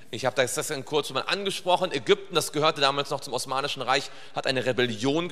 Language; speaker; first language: German; native; German